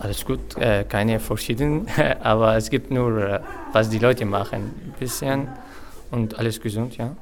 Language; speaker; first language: German; non-native, learner; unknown